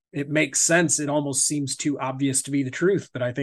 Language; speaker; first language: English; native; English